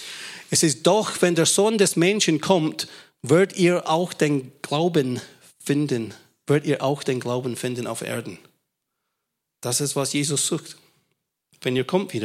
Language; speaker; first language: German; non-native, fluent; English